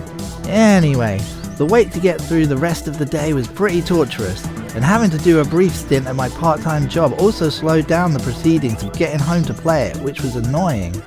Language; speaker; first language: English; native; English